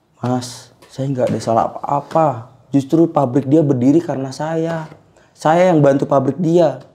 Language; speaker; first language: Indonesian; native; Indonesian